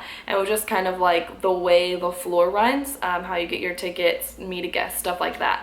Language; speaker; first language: English; native; English